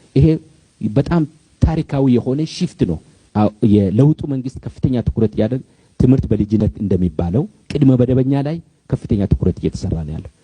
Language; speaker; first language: Amharic; non-native, local second language; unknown